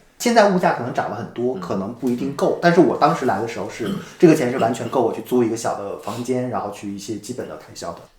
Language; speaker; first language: Chinese; native; Chinese